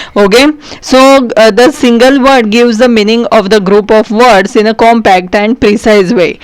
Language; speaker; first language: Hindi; non-native, local second language; Marathi